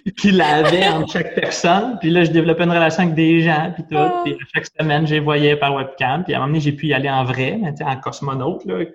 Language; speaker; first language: French; native; French